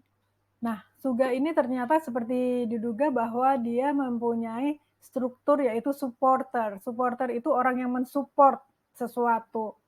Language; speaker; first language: Indonesian; native; Indonesian